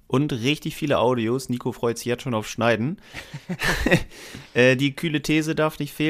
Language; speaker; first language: German; native; German